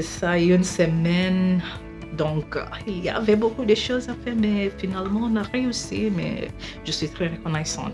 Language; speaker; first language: French; non-native, fluent; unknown